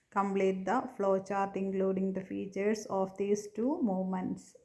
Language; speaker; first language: English; non-native, local second language; Malayalam